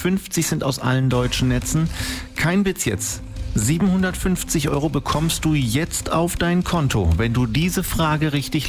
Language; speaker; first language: German; native; German